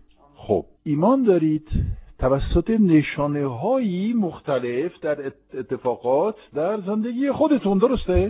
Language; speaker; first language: Persian; non-native, fluent; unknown